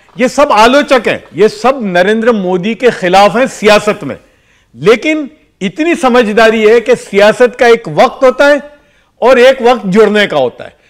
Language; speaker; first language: Hindi; native; Hindi